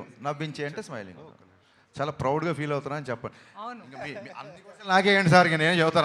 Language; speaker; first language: Telugu; native; Telugu